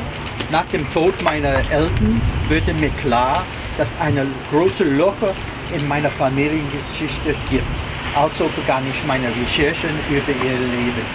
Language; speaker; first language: German; non-native, learner; English